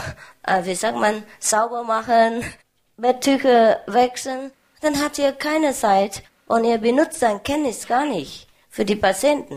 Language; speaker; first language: German; non-native, learner; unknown